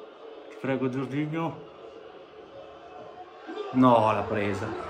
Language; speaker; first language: Italian; native; Italian